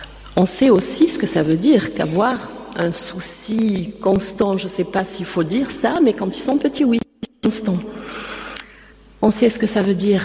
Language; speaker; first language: French; native; French